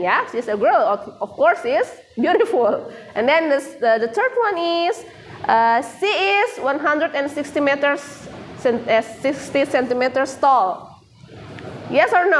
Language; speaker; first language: English; non-native, fluent; Indonesian